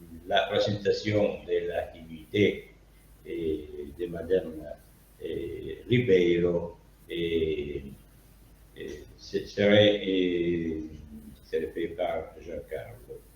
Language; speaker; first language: French; non-native, learner; Italian